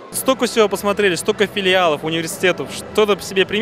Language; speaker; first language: Russian; native; Russian